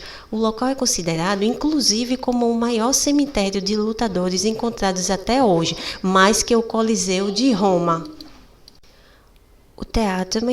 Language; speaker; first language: Portuguese; native; Portuguese